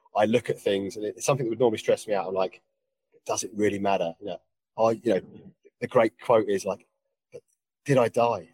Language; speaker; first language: English; native; English